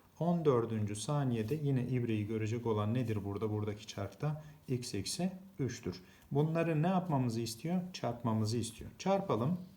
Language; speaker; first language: Turkish; native; Turkish